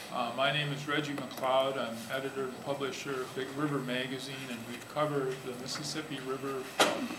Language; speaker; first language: English; native; English